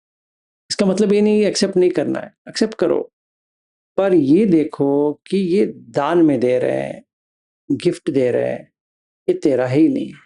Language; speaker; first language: Hindi; native; Hindi